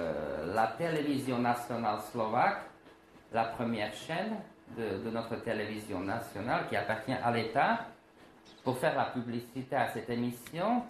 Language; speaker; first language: French; non-native, fluent; Slovak